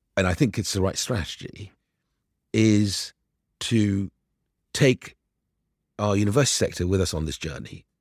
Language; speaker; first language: English; early bilingual, other home language; Arabic